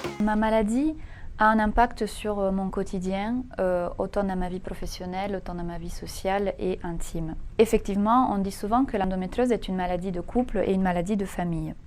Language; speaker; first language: French; non-native, fluent; Italian